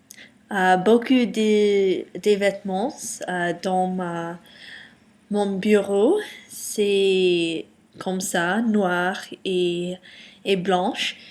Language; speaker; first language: French; non-native, learner; English